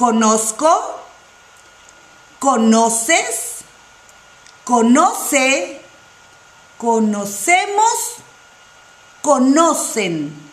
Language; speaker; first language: Spanish; non-native, fluent; English